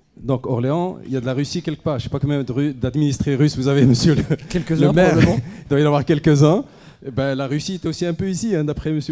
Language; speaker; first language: French; non-native, local second language; Arabic